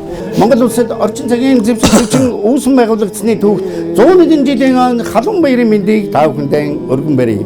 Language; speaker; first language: Mongolian; native; Mongolian